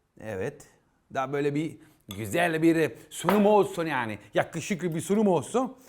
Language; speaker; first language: Turkish; non-native, fluent; Italian